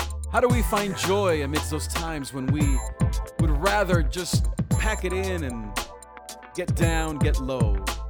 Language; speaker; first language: English; early bilingual, other home language; Spanish